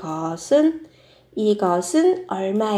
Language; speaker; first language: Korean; non-native, fluent; Vietnamese